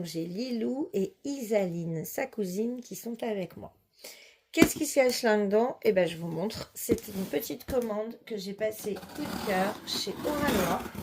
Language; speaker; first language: French; native; French